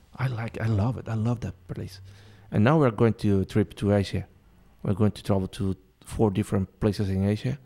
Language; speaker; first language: English; non-native, learner; Spanish